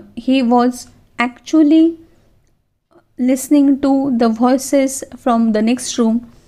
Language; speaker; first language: English; non-native, local second language; Marathi